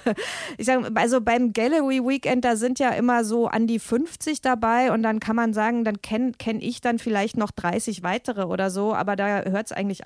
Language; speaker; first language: German; native; German